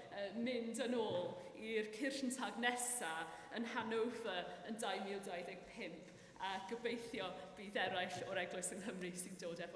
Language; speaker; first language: Welsh; non-native, fluent; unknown